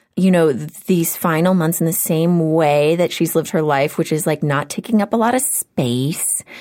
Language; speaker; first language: English; native; English